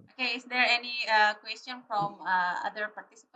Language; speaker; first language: English; non-native, learner; Indonesian